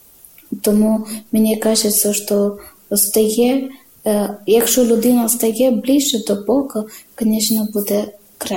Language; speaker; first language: Ukrainian; non-native, learner; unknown